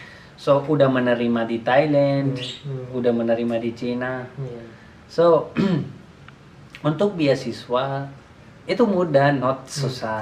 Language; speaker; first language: Indonesian; non-native, learner; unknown